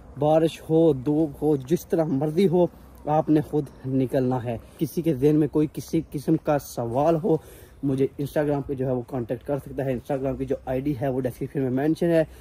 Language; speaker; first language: Urdu; non-native, local second language; Punjabi